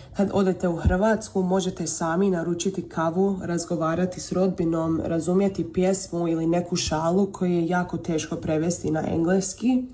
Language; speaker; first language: Croatian; early bilingual, heritage; Croatian